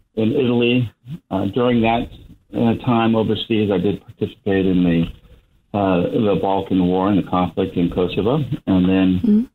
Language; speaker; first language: English; native; English